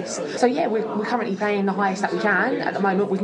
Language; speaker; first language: English; native; English